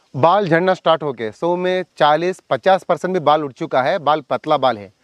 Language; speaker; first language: Hindi; non-native, local second language; Kannada